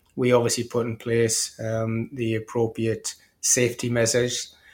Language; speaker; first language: English; native; English